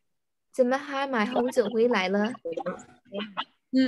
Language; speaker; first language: Chinese; non-native, learner; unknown